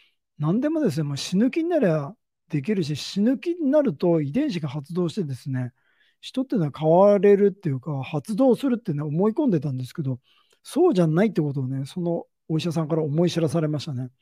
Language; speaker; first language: Japanese; native; Japanese